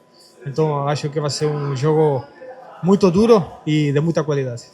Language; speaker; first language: Portuguese; non-native, fluent; Spanish